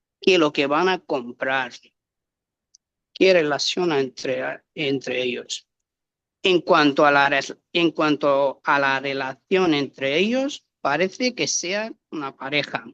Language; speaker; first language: Spanish; non-native, learner; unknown